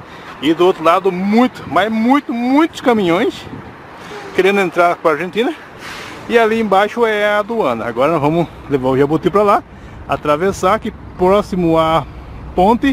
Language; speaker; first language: Portuguese; native; Portuguese